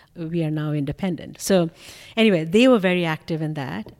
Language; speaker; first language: English; non-native, local second language; Bangla